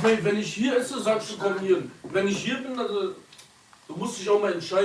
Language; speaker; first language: German; early bilingual, other home language; Kurdish